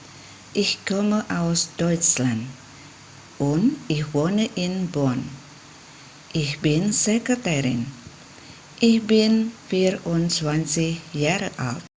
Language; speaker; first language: German; non-native, fluent; Indonesian